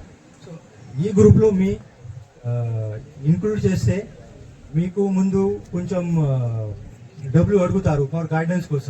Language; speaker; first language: Telugu; non-native, learner; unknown